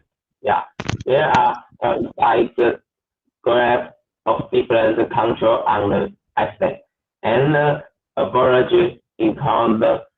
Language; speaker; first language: English; non-native, learner; Chinese